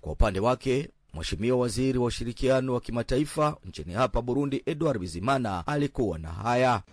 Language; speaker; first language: Swahili; non-native, local second language; Rundi